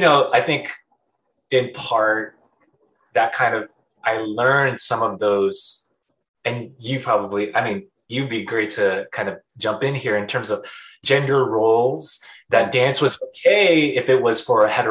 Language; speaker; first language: English; native; English